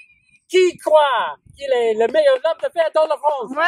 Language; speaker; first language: French; non-native, learner; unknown